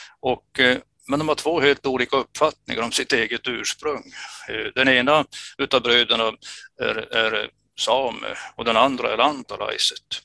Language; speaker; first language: Swedish; native; Swedish